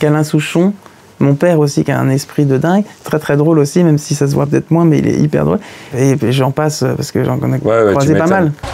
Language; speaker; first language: French; native; French